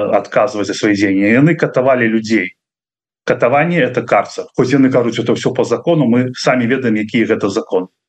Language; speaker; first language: Belarusian; non-native, local second language; Russian